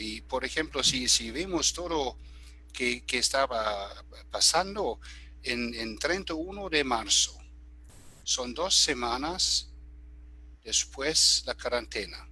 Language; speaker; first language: Spanish; non-native, fluent; German